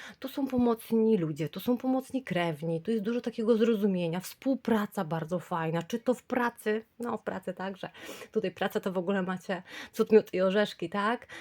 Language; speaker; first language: Polish; native; Polish